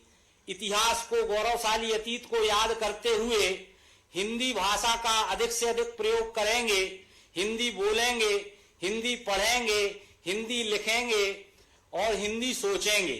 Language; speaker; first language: Hindi; native; Hindi